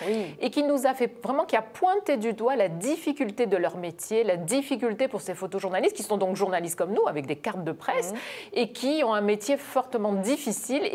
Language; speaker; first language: French; native; French